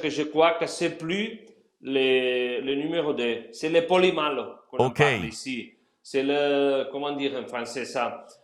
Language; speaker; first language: French; non-native, fluent; Spanish